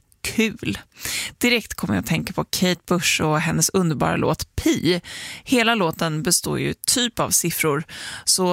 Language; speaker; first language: Swedish; native; Swedish